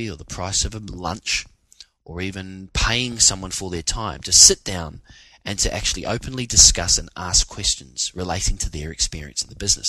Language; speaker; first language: English; native; English